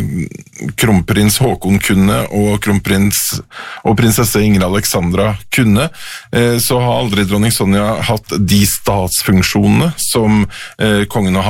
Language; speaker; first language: Norwegian; native; Norwegian